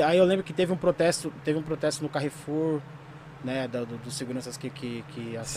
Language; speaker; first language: Portuguese; native; Portuguese